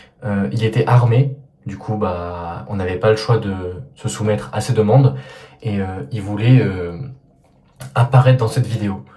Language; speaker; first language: French; native; French